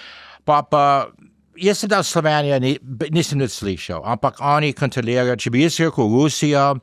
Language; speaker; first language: Slovenian; early bilingual, heritage; English